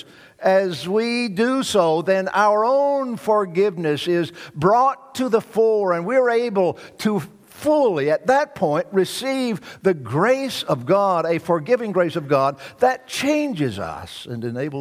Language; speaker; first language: English; native; English